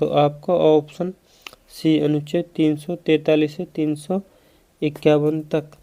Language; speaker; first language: Hindi; native; Hindi